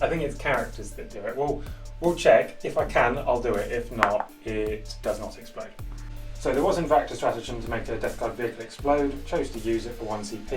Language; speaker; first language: English; native; English